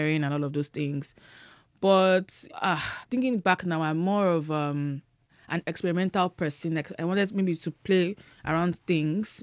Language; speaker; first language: English; non-native, local second language; Yoruba